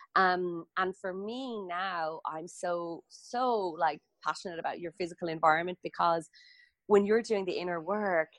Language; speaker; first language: English; native; English